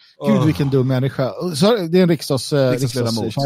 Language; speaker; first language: Swedish; native; Swedish